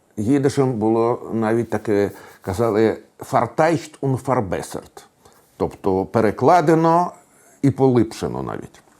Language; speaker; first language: Ukrainian; non-native, local second language; Russian